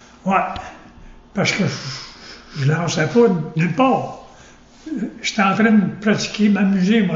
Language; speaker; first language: French; native; French